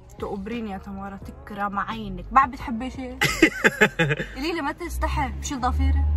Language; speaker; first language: Arabic; early bilingual, heritage; Arabic